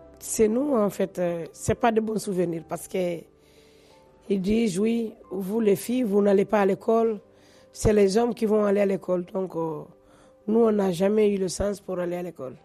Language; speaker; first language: French; non-native, local second language; Fula